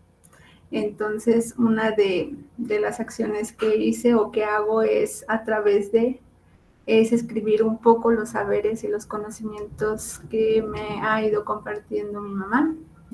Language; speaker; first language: Spanish; non-native, local second language; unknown